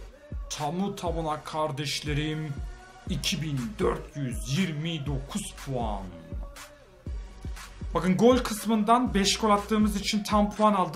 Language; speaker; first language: Turkish; native; Turkish